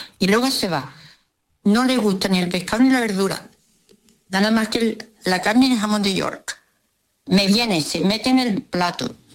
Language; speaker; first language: Spanish; early bilingual, other home language; Russian